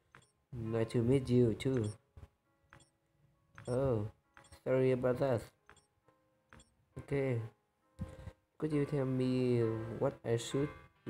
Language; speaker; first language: English; non-native, learner; Vietnamese